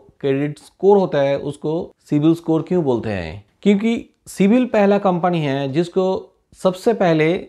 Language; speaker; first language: Hindi; non-native, local second language; Bangla